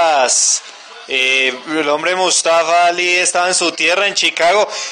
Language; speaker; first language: Spanish; native; Spanish